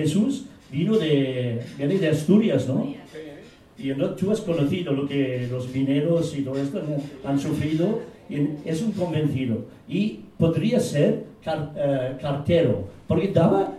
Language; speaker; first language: Spanish; non-native, fluent; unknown